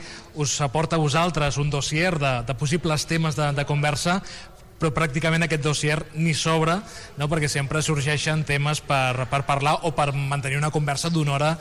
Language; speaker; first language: Catalan; native; Catalan